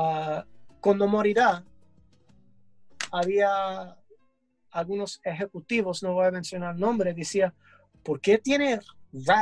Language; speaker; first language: Spanish; early bilingual, heritage; English